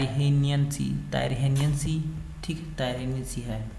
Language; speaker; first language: Hindi; native; Hindi